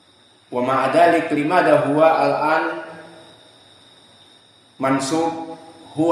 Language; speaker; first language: Arabic; non-native, fluent; Indonesian